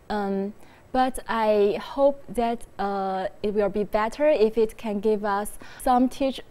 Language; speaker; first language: English; non-native, fluent; Chinese